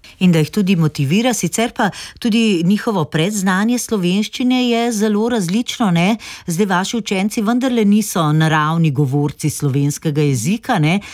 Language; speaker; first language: Slovenian; native; Slovenian